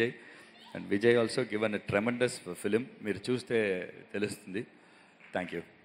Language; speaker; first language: Telugu; non-native, local second language; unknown